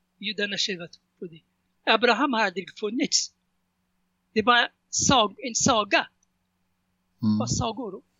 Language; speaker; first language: Swedish; non-native, fluent; Arabic